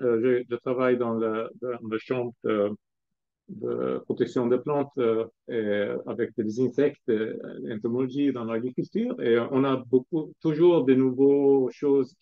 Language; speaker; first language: French; non-native, fluent; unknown